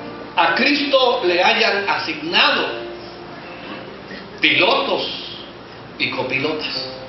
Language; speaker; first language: Spanish; native; Spanish